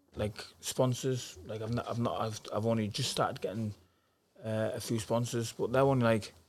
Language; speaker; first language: English; native; English